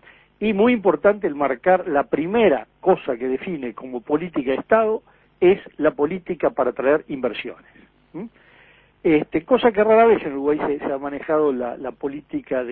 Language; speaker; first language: Spanish; native; Spanish